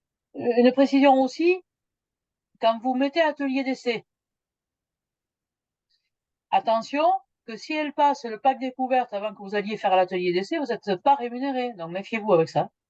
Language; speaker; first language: French; native; French